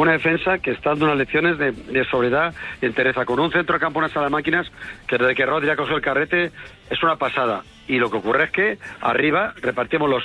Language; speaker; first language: Spanish; native; Spanish